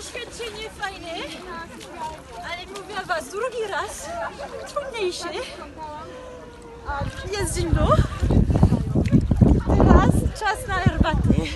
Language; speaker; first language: Polish; non-native, learner; French